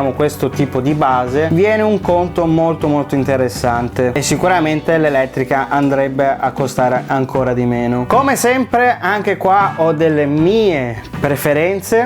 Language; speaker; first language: Italian; native; Italian